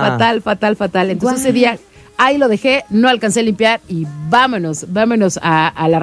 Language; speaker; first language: Spanish; native; Spanish